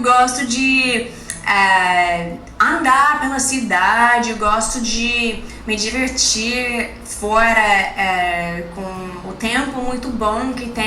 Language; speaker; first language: Portuguese; non-native, learner; English